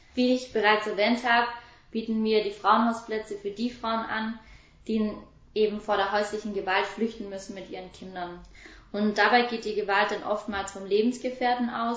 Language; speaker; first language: German; native; German